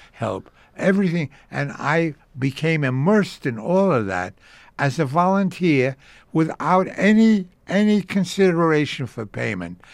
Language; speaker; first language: English; early bilingual, other home language; Yiddish